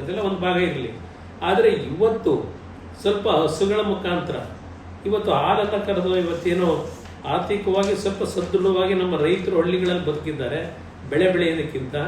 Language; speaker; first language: Kannada; native; Kannada